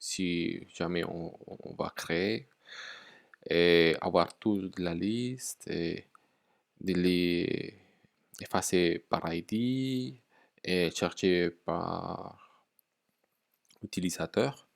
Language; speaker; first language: French; non-native, fluent; Spanish